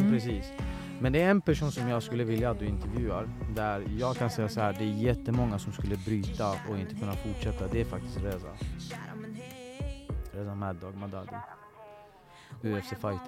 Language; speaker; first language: Swedish; early bilingual, other home language; Persian